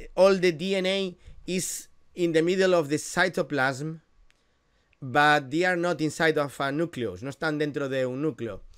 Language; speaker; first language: English; non-native, fluent; Galician